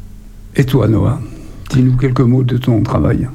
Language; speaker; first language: French; native; French